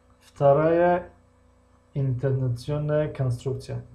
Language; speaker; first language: Russian; non-native, fluent; Tajik